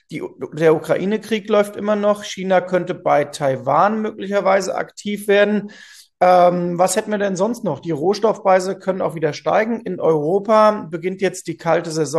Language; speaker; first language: German; native; German